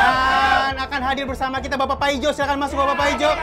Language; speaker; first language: Indonesian; native; Indonesian